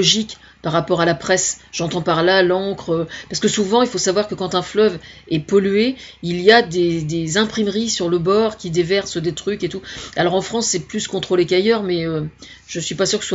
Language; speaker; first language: French; native; French